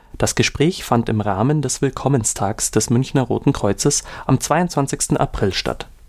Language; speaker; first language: German; native; German